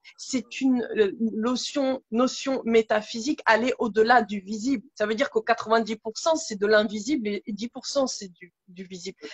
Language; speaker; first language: French; native; French